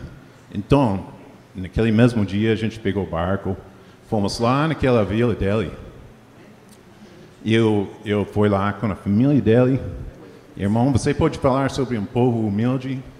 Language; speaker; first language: Portuguese; non-native, fluent; English